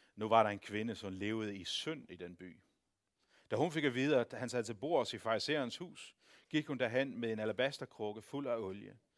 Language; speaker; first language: Danish; native; Danish